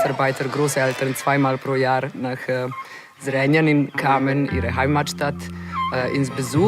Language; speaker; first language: German; non-native, fluent; Serbian